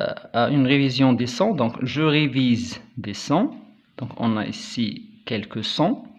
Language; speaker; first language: French; non-native, local second language; Arabic